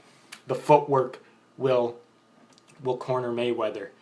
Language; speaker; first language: English; native; English